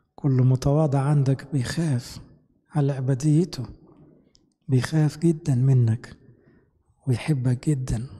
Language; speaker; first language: Arabic; native; Arabic